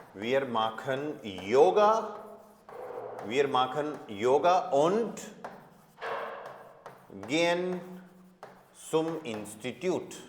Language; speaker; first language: German; non-native, fluent; Hindi